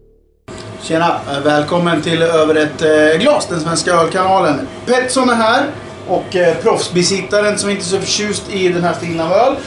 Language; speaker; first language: Swedish; native; Swedish